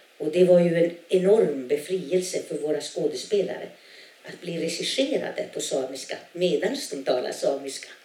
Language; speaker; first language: Swedish; non-native, local second language; Northern Sami